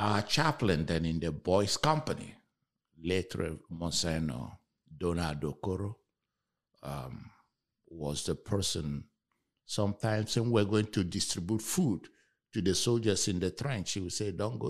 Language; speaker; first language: English; non-native, local second language; Igbo